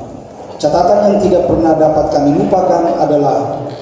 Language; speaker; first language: Indonesian; native; Indonesian